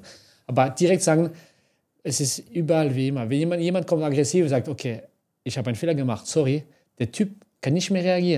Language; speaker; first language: German; non-native, fluent; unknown